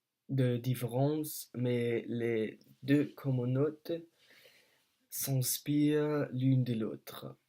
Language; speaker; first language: French; non-native, learner; Danish